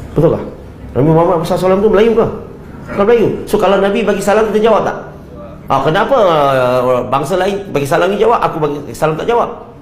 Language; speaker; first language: Malay; non-native, local second language; Chinese